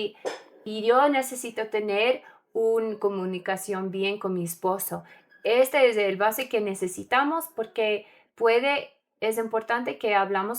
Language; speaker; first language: Spanish; non-native, learner; English